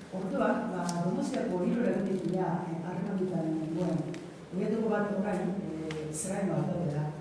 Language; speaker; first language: Basque; non-native, fluent; Japanese